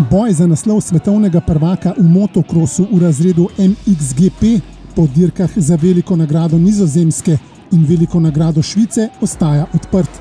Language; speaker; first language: Slovenian; native; Slovenian